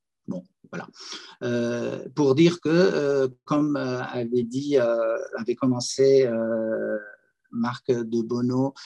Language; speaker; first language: French; non-native, fluent; Persian